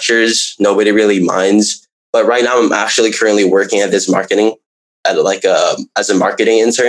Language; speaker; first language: English; non-native, local second language; Cantonese